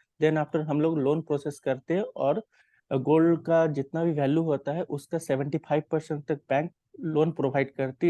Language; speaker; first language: Hindi; native; Hindi